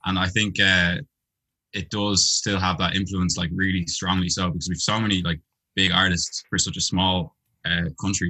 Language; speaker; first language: English; native; English